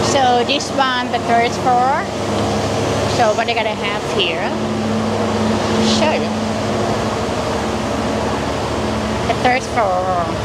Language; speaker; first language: English; non-native, learner; Thai